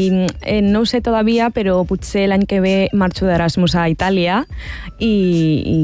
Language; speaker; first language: Catalan; non-native, local second language; Spanish